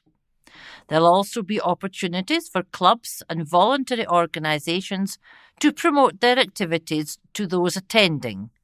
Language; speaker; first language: English; native; English